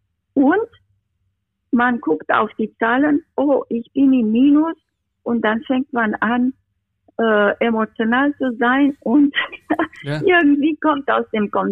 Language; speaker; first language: German; non-native, fluent; Romanian